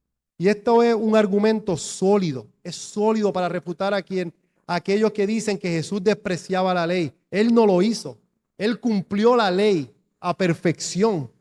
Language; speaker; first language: Spanish; native; Spanish